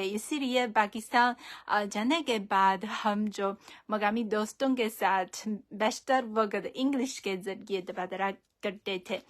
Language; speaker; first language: Hindi; non-native, fluent; Chinese